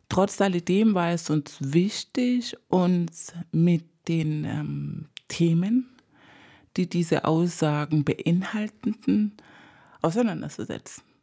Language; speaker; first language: German; non-native, fluent; Spanish